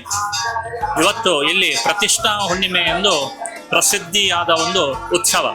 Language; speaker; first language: Kannada; non-native, local second language; Konkani